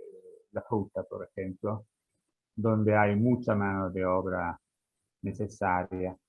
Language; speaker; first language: Spanish; non-native, fluent; Italian